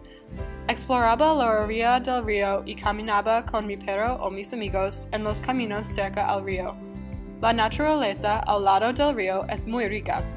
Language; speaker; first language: Spanish; non-native, learner; English